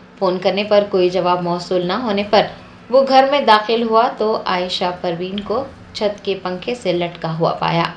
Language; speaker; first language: Urdu; native; Urdu